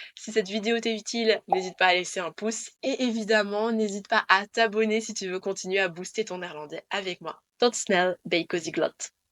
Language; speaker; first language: French; native; French